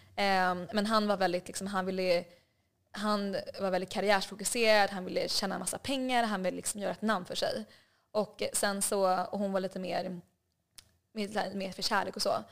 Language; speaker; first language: Swedish; native; Swedish